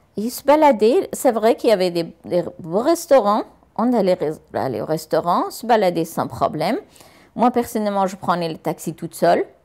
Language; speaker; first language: French; non-native, fluent; Persian